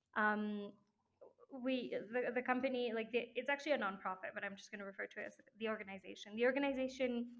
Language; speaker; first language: English; non-native, fluent; French